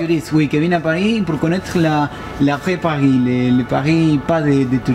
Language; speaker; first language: French; non-native, fluent; Spanish